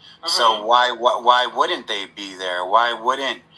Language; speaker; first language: English; native; English